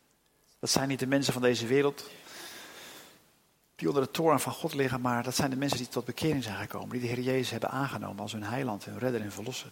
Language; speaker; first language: Dutch; native; Dutch